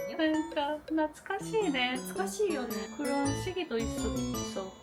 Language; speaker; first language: Korean; non-native, fluent; Japanese